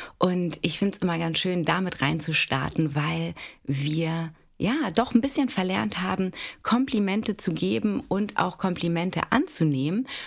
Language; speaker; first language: German; early bilingual, other home language; Greek